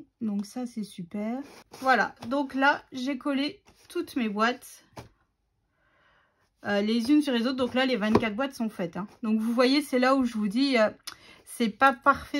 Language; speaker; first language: French; native; French